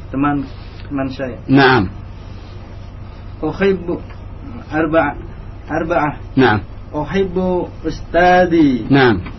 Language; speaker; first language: Arabic; non-native, learner; Indonesian